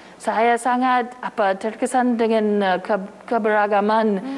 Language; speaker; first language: Indonesian; non-native, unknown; English